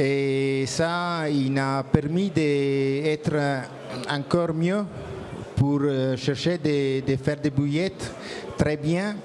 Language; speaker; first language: French; non-native, learner; Italian